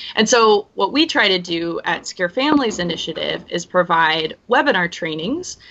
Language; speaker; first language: English; native; English